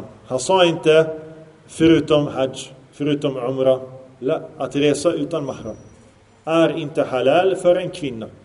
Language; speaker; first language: Swedish; early bilingual, other home language; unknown